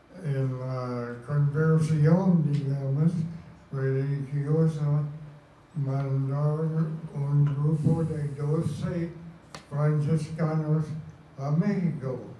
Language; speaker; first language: Spanish; non-native, fluent; English